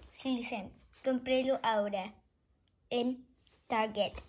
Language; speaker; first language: Spanish; early bilingual, heritage; Spanish